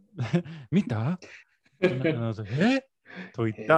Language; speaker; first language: Japanese; non-native, learner; English